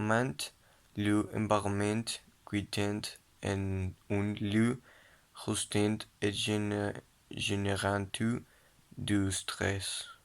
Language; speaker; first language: French; non-native, learner; Spanish